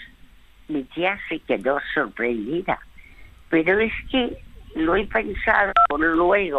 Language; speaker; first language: Spanish; early bilingual, other home language; French